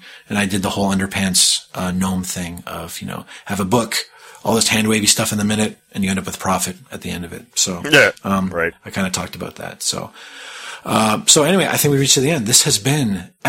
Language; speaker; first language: English; native; English